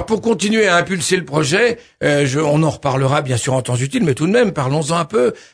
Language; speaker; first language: French; native; French